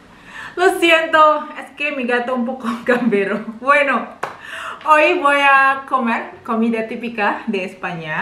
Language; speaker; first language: Spanish; non-native, learner; Indonesian